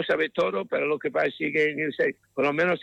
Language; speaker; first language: Spanish; non-native, learner; English